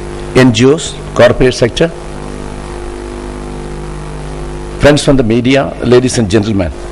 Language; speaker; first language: English; non-native, local second language; Malayalam